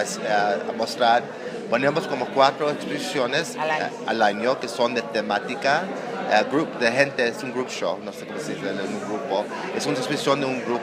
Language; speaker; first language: Spanish; non-native, learner; English